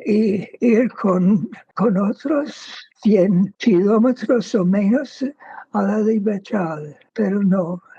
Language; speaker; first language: Spanish; non-native, fluent; English